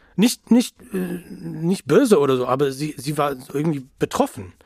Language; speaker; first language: German; non-native, fluent; English